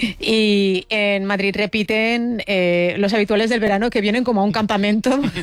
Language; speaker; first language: Spanish; native; Spanish